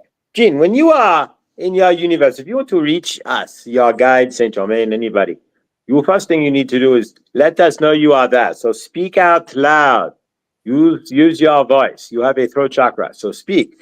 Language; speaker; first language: English; native; English